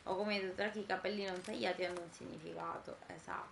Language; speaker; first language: Italian; native; Italian